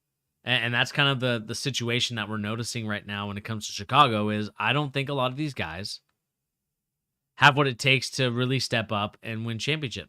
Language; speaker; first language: English; native; English